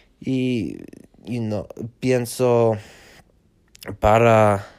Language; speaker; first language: Spanish; non-native, learner; English